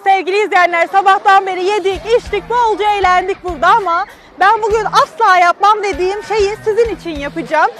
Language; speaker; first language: Turkish; native; Turkish